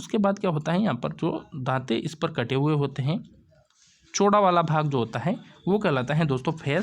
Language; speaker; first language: Hindi; native; Hindi